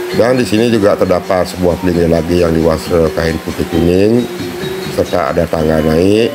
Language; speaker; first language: Indonesian; non-native, local second language; Balinese